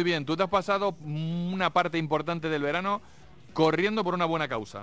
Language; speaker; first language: Spanish; native; Spanish